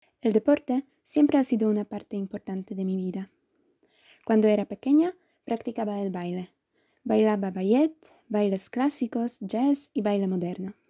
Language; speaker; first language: Spanish; non-native, fluent; Polish